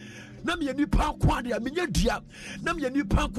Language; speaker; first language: English; non-native, local second language; Akan